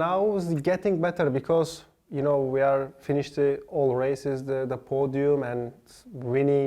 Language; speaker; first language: English; non-native, learner; Turkish